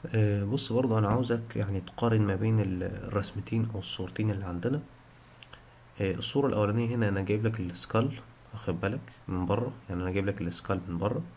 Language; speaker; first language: Arabic; native; Arabic